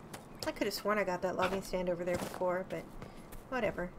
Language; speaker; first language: English; native; English